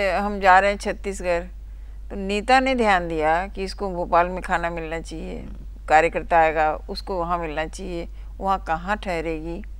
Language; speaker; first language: Hindi; native; Hindi